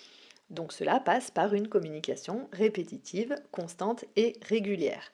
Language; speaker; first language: French; native; French